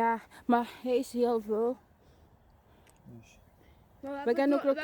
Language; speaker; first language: Dutch; non-native, learner; Filipino